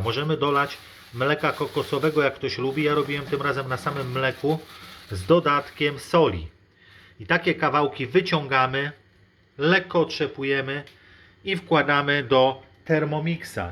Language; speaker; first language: Polish; native; Polish